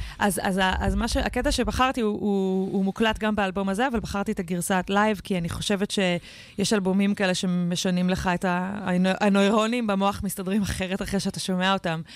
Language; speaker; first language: Hebrew; native; Hebrew